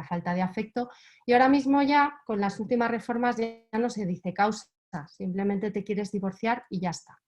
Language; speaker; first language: Spanish; native; Spanish